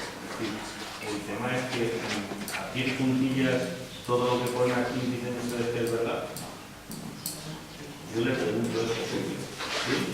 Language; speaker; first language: Spanish; native; Spanish